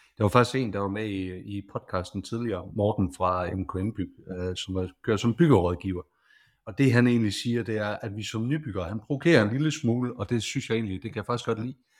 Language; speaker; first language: Danish; native; Danish